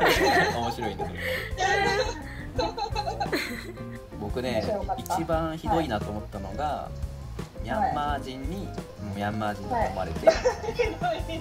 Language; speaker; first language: Japanese; native; Japanese